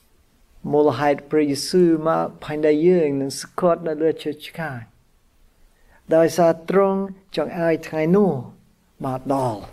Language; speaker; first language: Khmer; non-native, fluent; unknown